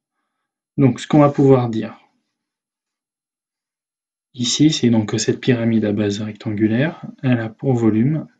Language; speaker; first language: French; native; French